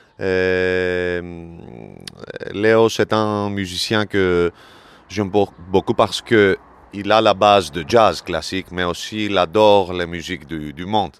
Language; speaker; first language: French; non-native, learner; Greek